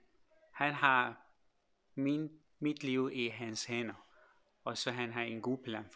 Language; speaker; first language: Danish; non-native, learner; Persian